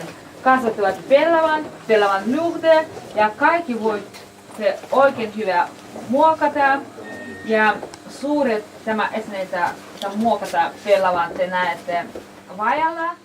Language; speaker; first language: Finnish; non-native, learner; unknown